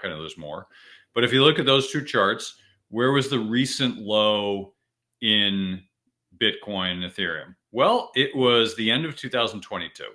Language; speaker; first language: English; native; English